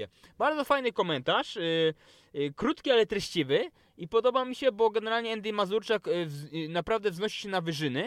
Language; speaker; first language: Polish; native; Polish